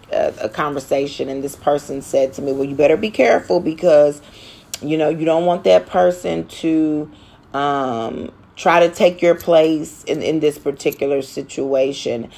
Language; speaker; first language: English; native; English